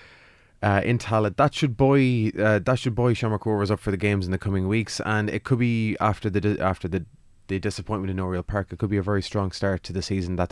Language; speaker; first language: English; native; English